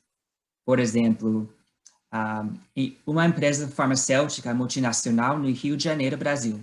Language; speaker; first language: Portuguese; non-native, fluent; English